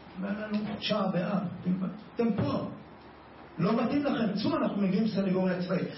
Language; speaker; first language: Hebrew; native; Hebrew